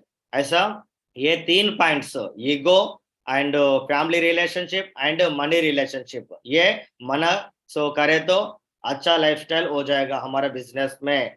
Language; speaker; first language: Hindi; non-native, local second language; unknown